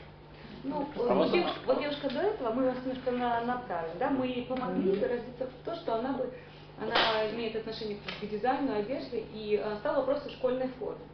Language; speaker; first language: Russian; native; Russian